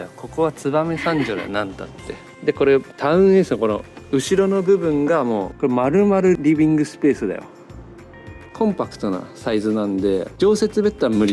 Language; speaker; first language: Japanese; native; Japanese